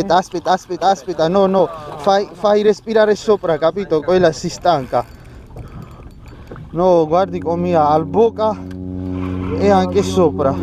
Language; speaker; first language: Italian; non-native, learner; Georgian